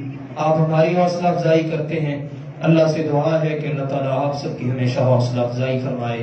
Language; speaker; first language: Urdu; native; Urdu